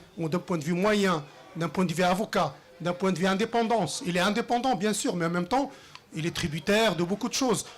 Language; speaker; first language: French; early bilingual, other home language; Riffian